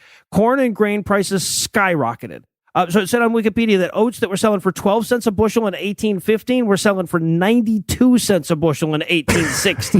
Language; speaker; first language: English; native; English